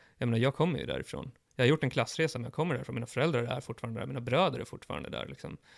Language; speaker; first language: Swedish; early bilingual, other home language; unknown